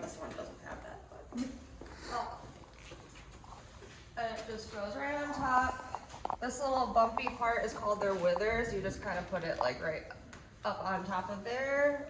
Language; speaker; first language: English; native; English